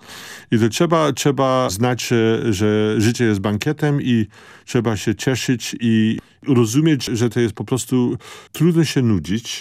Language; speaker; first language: Polish; early bilingual, other home language; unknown